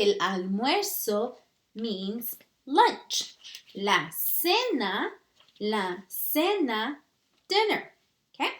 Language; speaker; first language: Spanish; early bilingual, heritage; Spanish